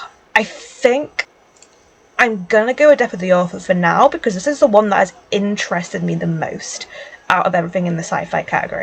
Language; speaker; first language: English; native; English